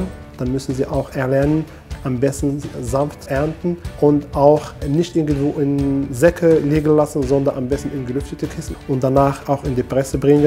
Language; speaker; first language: German; non-native, fluent; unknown